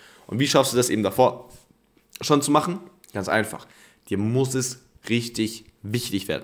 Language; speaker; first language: German; native; German